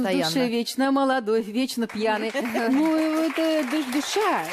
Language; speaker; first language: Russian; native; Russian